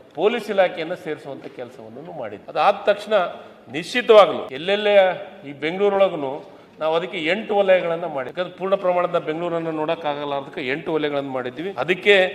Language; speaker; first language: Kannada; native; Kannada